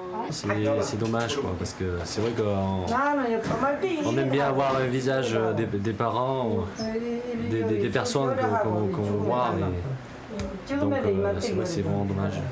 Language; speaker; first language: French; early bilingual, other home language; Korean